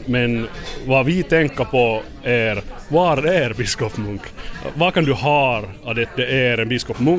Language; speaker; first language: Swedish; non-native, local second language; Finnish